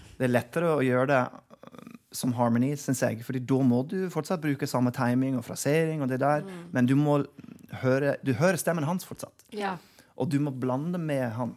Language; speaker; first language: Norwegian; non-native, fluent; English